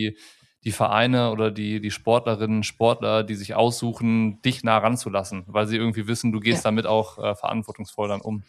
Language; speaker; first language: German; native; German